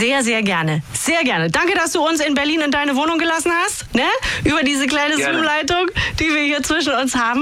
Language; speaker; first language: German; native; German